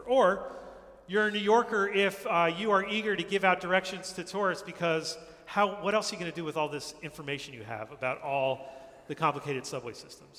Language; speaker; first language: English; native; English